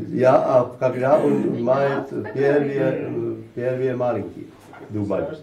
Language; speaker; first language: Russian; non-native, learner; Czech